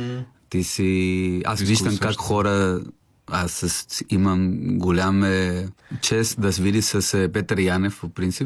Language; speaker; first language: Bulgarian; non-native, learner; Spanish